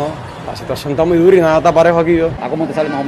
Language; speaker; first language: Spanish; native; Spanish